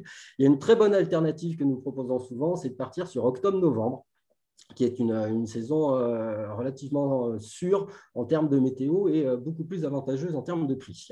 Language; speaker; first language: French; native; French